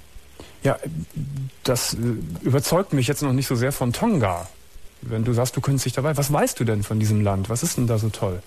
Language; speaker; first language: German; native; German